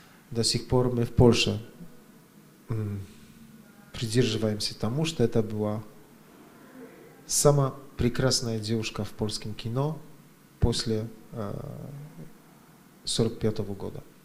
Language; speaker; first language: Russian; non-native, fluent; Polish